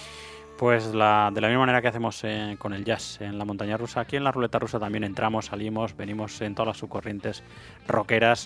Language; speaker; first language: Spanish; native; Spanish